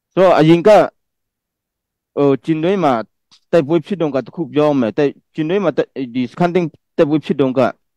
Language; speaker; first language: Burmese; non-native, local second language; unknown